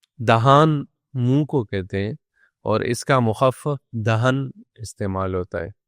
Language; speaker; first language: Urdu; non-native, local second language; Pashto